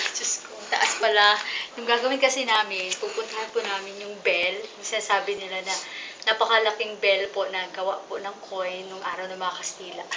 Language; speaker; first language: Filipino; non-native, local second language; Hiligaynon